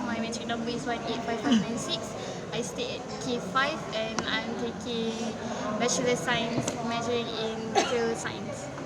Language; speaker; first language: English; non-native, learner; Malay